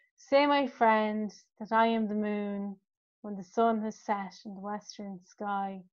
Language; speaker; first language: English; native; English